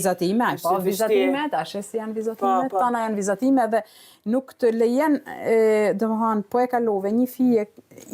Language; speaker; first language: Albanian; native; Albanian